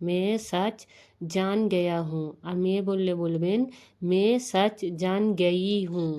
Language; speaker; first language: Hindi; non-native, local second language; Bangla